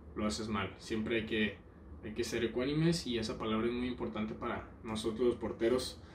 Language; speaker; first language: Spanish; native; Spanish